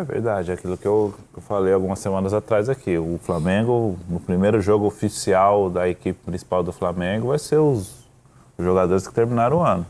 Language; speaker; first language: Portuguese; native; Portuguese